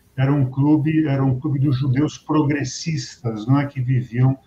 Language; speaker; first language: Portuguese; native; Portuguese